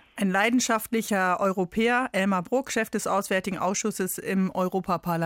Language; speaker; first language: German; native; German